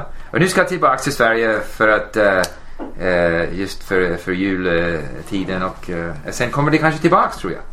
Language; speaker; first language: Swedish; non-native, fluent; English